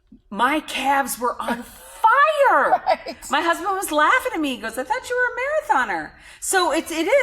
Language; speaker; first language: English; native; English